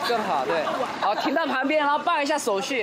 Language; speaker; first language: Chinese; native; Chinese